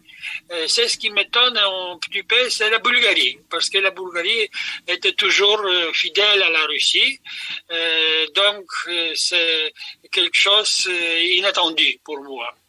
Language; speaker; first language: French; non-native, fluent; Polish